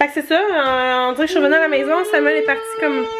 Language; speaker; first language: French; native; French